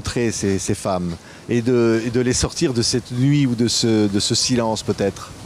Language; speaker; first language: French; native; French